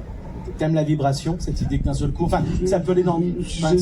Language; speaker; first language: French; native; French